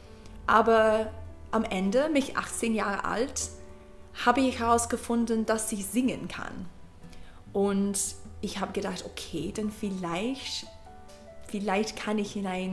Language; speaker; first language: German; non-native, learner; English